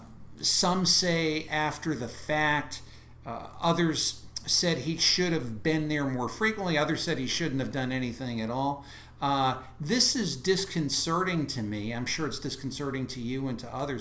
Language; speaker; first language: English; native; English